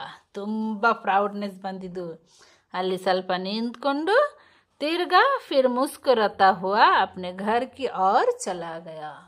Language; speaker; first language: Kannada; non-native, local second language; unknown